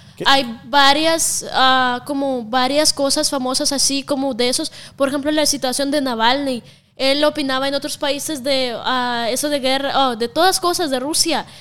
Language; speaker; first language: Spanish; non-native, fluent; Russian